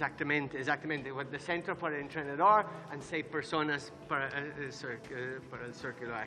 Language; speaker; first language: Spanish; non-native, learner; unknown